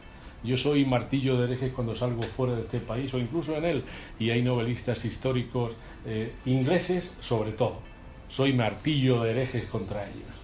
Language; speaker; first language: Spanish; native; Spanish